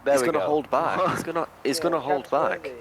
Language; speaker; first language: English; native; English